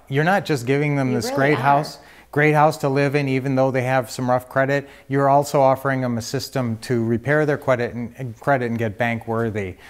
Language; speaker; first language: English; native; English